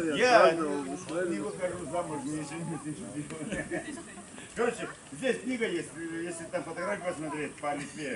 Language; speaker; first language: Russian; non-native, fluent; Lithuanian